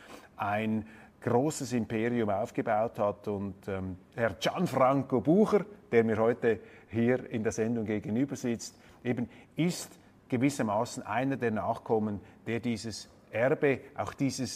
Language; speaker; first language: German; native; German